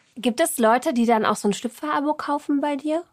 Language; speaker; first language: German; native; German